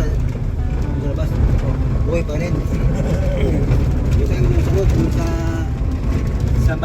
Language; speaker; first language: Filipino; non-native, local second language; Cebuano